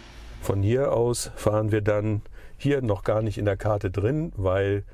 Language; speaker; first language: German; native; German